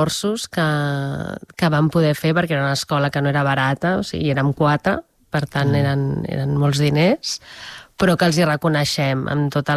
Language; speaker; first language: Catalan; native; Catalan